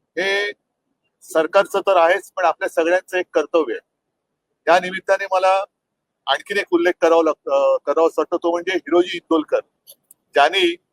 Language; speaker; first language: Marathi; native; Marathi